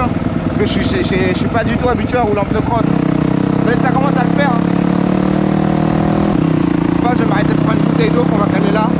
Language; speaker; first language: French; native; French